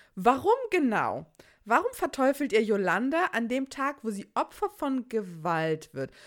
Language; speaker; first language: German; early bilingual, other home language; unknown